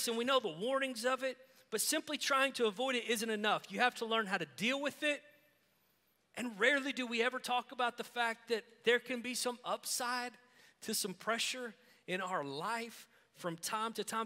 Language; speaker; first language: English; native; English